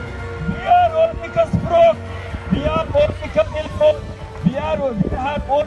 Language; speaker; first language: Swedish; non-native, fluent; Uyghur